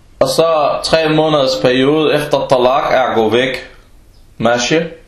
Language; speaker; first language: Danish; early bilingual, other home language; Arabic